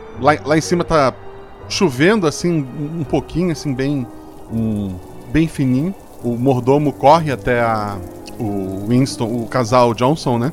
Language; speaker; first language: Portuguese; native; Portuguese